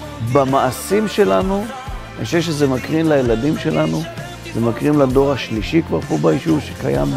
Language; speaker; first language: Hebrew; native; Hebrew